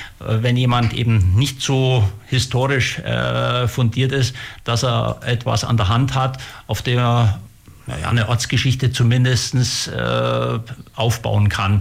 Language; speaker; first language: German; native; German